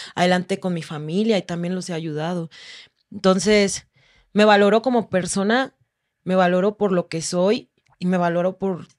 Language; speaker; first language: Spanish; native; Spanish